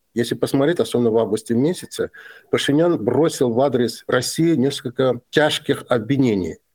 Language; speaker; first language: Russian; non-native, local second language; Azerbaijani